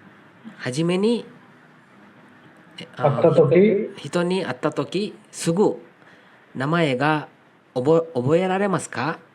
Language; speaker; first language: Japanese; non-native, fluent; Kannada